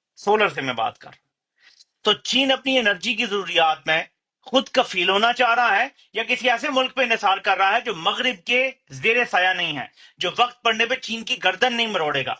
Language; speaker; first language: Urdu; native; Urdu